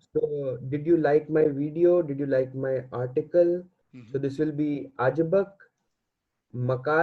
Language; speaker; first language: English; non-native, learner; Hindi